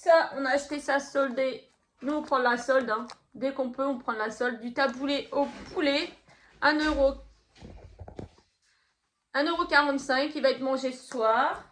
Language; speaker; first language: French; native; French